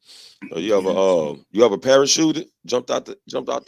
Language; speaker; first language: English; native; English